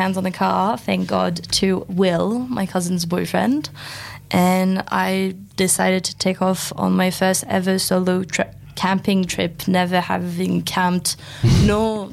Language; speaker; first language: English; non-native, fluent; French